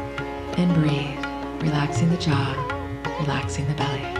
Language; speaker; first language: English; native; English